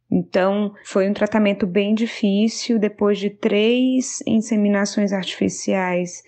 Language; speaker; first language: Portuguese; native; Portuguese